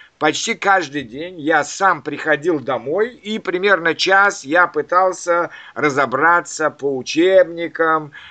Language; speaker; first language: Russian; native; Russian